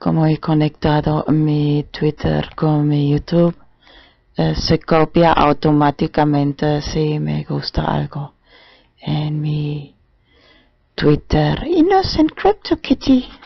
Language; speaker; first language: Spanish; non-native, fluent; German